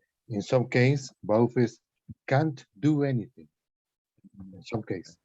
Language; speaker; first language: English; non-native, learner; Spanish